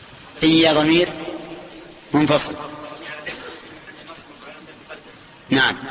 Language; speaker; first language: Arabic; native; Arabic